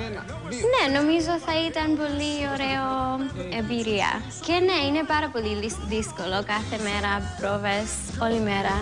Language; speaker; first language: Greek; early bilingual, heritage; English